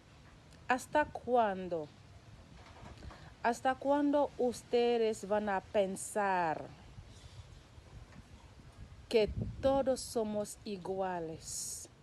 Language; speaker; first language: Spanish; non-native, local second language; Haitian Creole